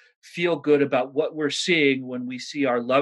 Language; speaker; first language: English; native; English